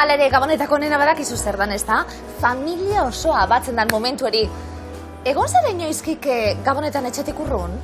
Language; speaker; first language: Basque; native; Basque